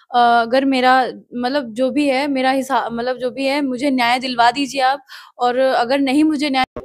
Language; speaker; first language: Hindi; native; Hindi